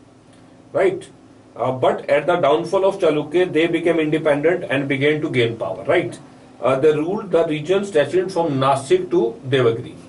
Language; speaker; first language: English; non-native, local second language; Hindi